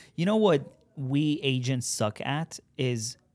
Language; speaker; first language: English; non-native, fluent; Persian